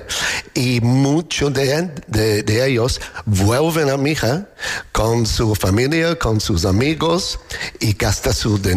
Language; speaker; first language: Spanish; non-native, learner; English